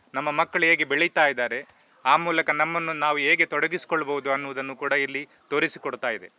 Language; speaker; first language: Kannada; native; Kannada